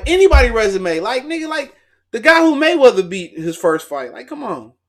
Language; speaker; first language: English; native; English